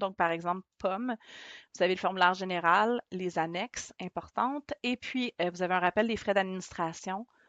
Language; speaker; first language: French; native; French